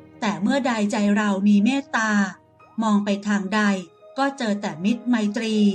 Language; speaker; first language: Thai; native; Thai